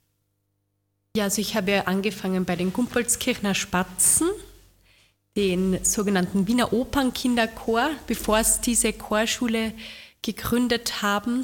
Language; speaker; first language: German; native; German